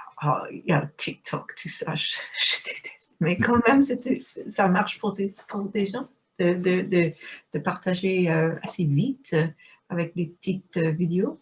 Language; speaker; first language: French; non-native, fluent; English